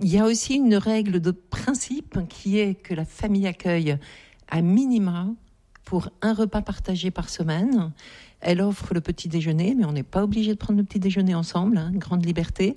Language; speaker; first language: French; native; French